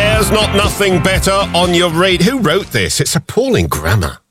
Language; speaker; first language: English; native; English